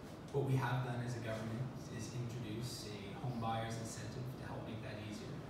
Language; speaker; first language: English; native; English